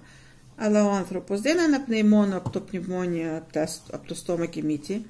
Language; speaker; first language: Greek; non-native, fluent; Russian